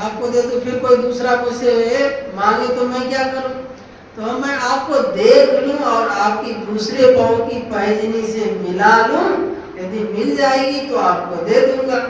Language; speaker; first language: Hindi; native; Hindi